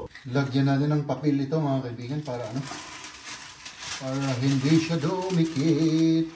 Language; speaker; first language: Filipino; native; Filipino